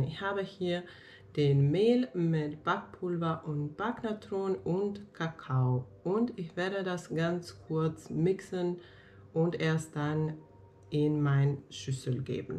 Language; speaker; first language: German; non-native, fluent; Finnish